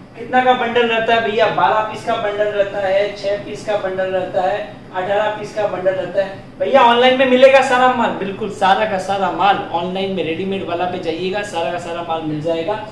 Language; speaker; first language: Hindi; native; Hindi